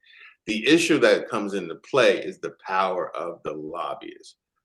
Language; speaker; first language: English; native; English